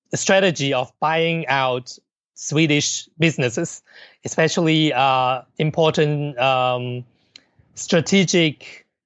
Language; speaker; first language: English; non-native, local second language; Cantonese